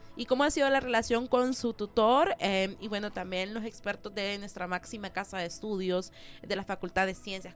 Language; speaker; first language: Spanish; native; Spanish